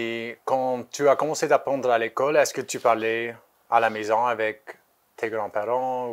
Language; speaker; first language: French; native; French